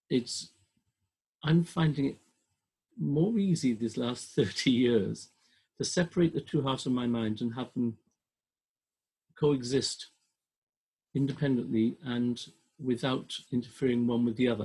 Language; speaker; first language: English; native; English